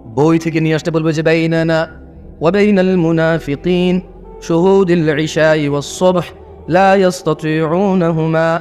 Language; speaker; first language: Bangla; early bilingual, heritage; Bangla